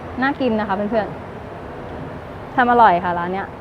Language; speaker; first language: Thai; native; Thai